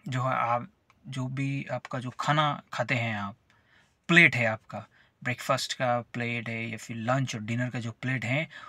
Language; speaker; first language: Hindi; non-native, local second language; Marathi